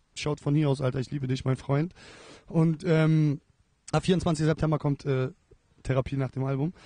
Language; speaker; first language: German; native; German